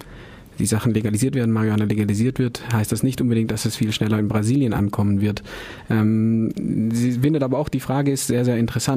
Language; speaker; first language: German; native; German